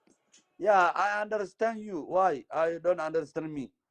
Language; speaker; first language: English; non-native, learner; Somali